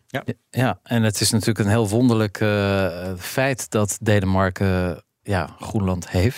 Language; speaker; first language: Dutch; native; Dutch